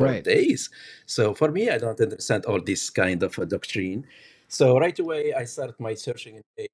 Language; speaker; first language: English; non-native, learner; Arabic